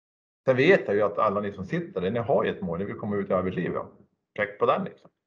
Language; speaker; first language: Swedish; native; Swedish